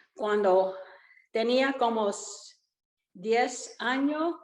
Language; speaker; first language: Spanish; early bilingual, other home language; Italian